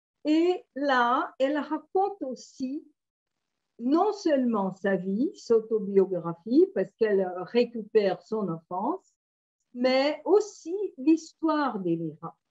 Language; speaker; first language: French; non-native, fluent; Portuguese